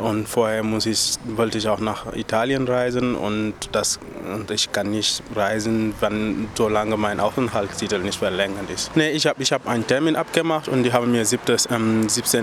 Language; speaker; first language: German; non-native, fluent; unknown